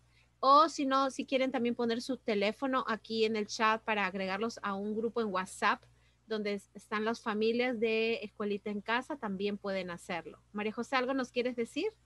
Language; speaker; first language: Spanish; native; Spanish